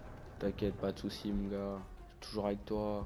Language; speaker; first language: French; native; French